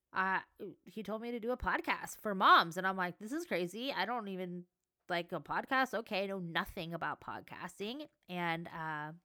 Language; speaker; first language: English; native; English